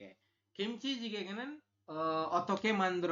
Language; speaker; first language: Korean; non-native, fluent; Indonesian